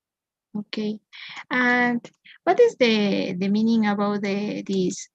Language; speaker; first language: English; non-native, learner; Spanish